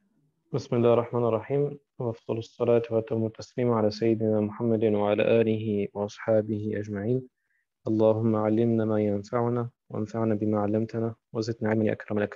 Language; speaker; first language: Arabic; non-native, fluent; German